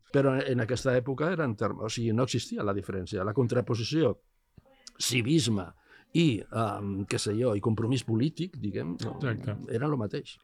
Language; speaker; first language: Catalan; non-native, local second language; Spanish